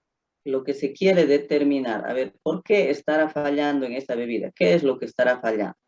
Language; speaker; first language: Spanish; native; Spanish